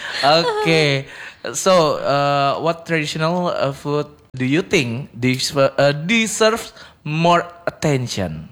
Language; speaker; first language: English; non-native, learner; Indonesian